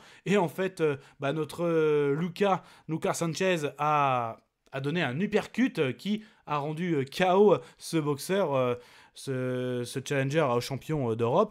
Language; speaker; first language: French; native; French